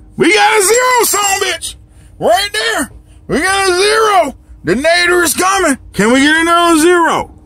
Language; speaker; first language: English; native; English